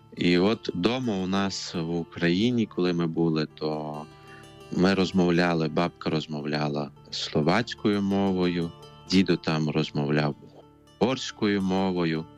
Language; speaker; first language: Ukrainian; non-native, local second language; Romany